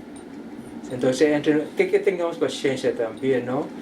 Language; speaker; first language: Spanish; non-native, learner; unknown